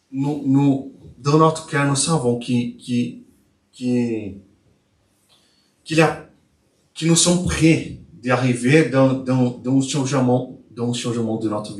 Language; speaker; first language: French; non-native, learner; Portuguese